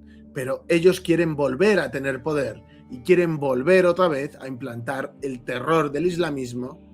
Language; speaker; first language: Spanish; native; Spanish